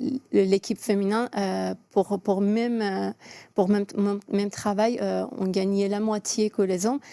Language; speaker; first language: French; non-native, fluent; Persian